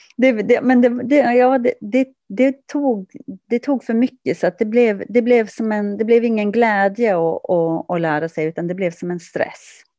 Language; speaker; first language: Swedish; native; Swedish